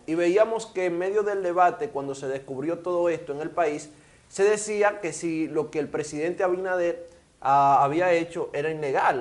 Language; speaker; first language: Spanish; native; Spanish